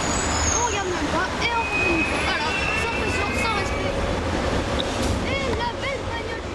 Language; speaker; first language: French; native; French